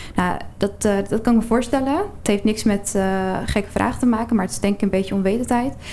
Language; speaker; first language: Dutch; early bilingual, other home language; Arabic